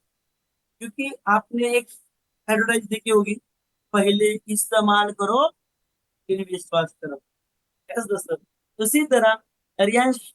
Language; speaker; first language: Hindi; non-native, local second language; Marathi